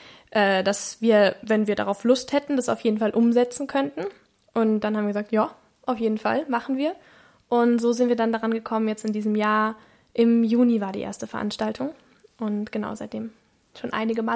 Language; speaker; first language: German; native; German